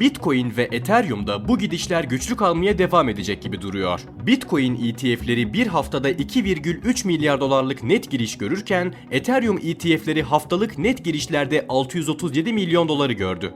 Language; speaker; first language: Turkish; native; Turkish